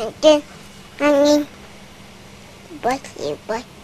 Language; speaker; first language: Indonesian; native; Indonesian